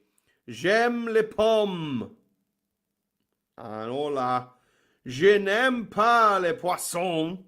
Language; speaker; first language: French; non-native, learner; Welsh